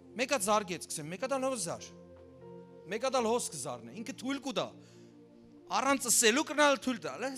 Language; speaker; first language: Armenian; early bilingual, heritage; Armenian